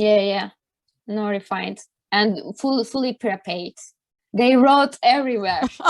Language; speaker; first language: English; non-native, learner; Turkish